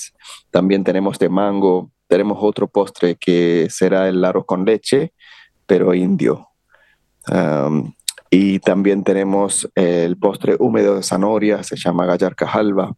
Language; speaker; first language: Spanish; non-native, fluent; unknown